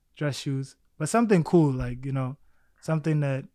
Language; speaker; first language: English; early bilingual, other home language; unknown